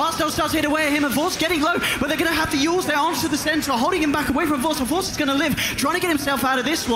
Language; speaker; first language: English; native; English